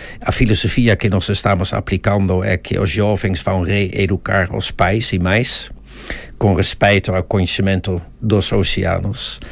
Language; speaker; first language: Portuguese; non-native, fluent; Dutch